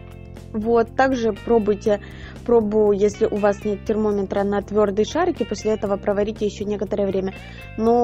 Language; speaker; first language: Russian; native; Russian